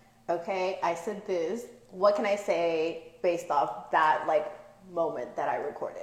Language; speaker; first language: English; early bilingual, other home language; Spanish